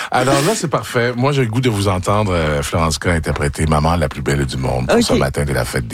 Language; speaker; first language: French; native; French